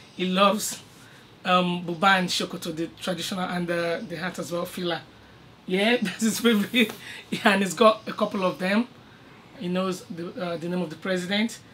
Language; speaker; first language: English; native; English